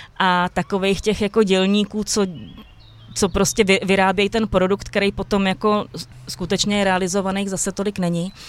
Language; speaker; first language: Czech; native; Czech